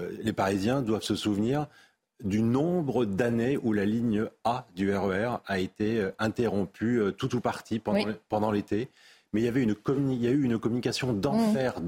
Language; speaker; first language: French; native; French